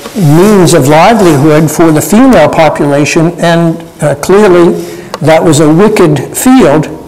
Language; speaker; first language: English; native; English